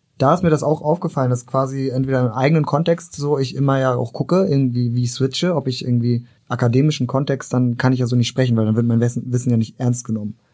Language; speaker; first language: German; early bilingual, other home language; Turkish